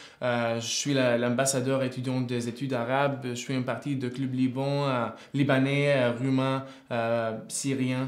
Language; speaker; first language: French; non-native, fluent; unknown